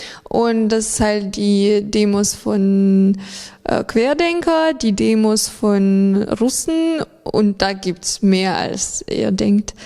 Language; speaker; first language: German; non-native, fluent; Ukrainian